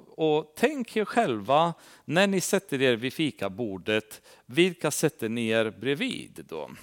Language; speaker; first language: Swedish; non-native, fluent; Romanian